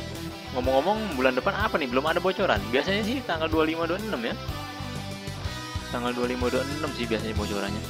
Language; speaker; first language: Indonesian; native; Indonesian